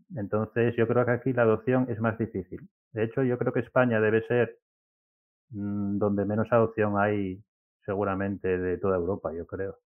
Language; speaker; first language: Spanish; native; Spanish